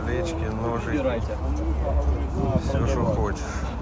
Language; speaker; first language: Russian; native; Russian